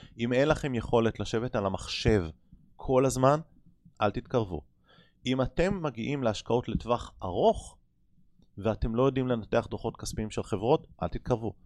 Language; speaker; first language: Hebrew; native; Hebrew